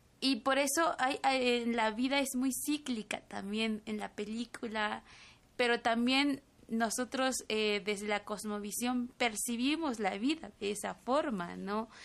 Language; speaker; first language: Spanish; non-native, local second language; Tzotzil